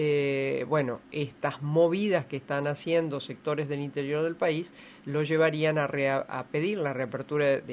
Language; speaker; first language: Spanish; native; Spanish